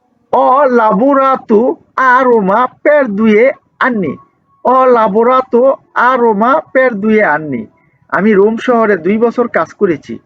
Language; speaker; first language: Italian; non-native, learner; Bangla